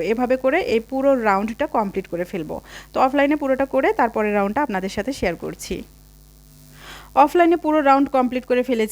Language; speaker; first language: Bangla; native; Bangla